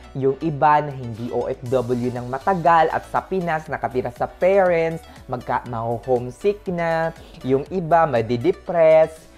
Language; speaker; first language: Filipino; native; Filipino